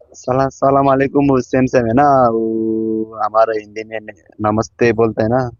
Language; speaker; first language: Hindi; early bilingual, other home language; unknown